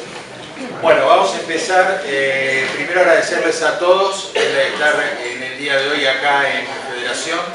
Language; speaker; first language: Spanish; native; Spanish